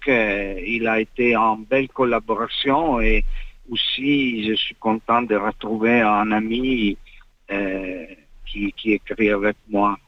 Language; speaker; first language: French; non-native, fluent; Italian